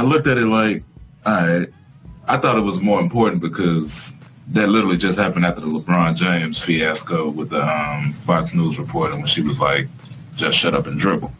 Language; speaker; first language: English; native; English